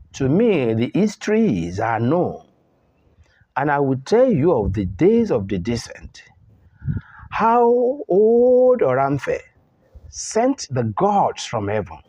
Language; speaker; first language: English; non-native, local second language; Yoruba